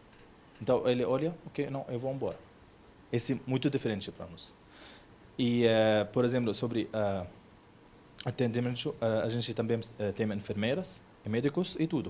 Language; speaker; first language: Portuguese; non-native, learner; Arabic